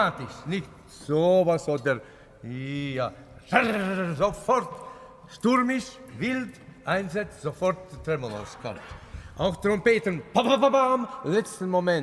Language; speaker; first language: German; non-native, fluent; Latvian